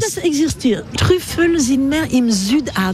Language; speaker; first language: German; non-native, learner; French